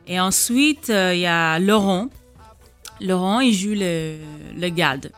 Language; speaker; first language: French; non-native, fluent; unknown